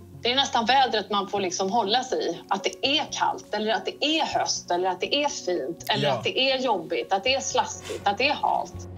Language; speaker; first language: Swedish; native; Swedish